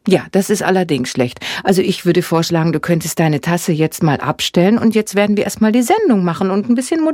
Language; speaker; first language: German; native; German